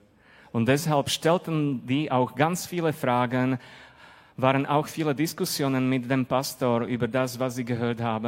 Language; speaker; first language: German; non-native, fluent; Slovak